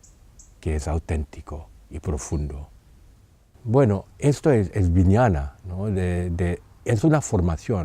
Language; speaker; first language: Spanish; non-native, fluent; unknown